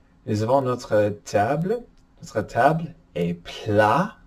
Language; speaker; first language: French; non-native, fluent; English